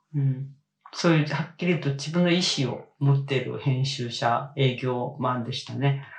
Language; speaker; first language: Japanese; non-native, fluent; Korean